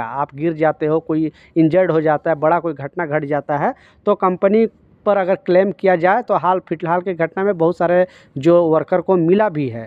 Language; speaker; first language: Hindi; native; Hindi